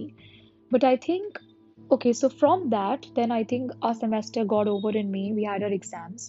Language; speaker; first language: English; non-native, local second language; Hindi